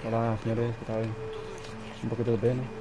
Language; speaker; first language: Spanish; native; Spanish